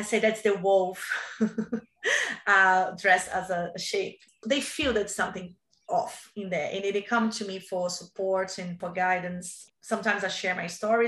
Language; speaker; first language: English; non-native, fluent; Portuguese